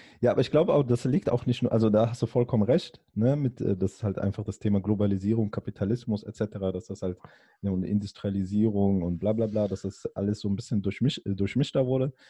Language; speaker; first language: German; early bilingual, other home language; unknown